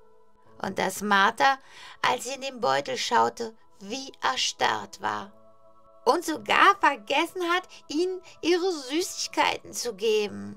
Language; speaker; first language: German; native; German